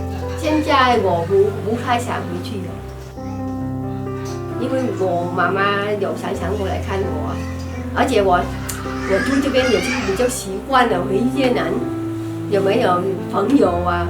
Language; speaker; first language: Chinese; non-native, learner; Vietnamese